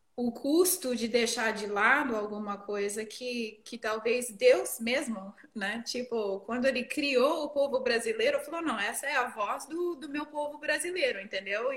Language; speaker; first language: Portuguese; non-native, fluent; English